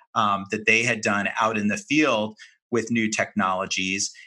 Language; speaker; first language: English; native; English